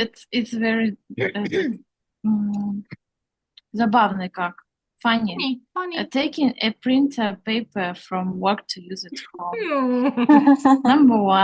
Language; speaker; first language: English; non-native, learner; Russian